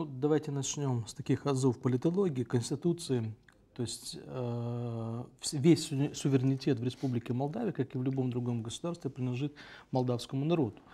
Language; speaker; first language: Russian; native; Russian